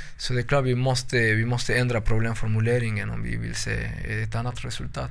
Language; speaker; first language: Swedish; non-native, fluent; Spanish